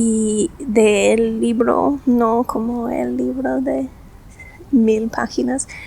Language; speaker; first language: Spanish; non-native, fluent; English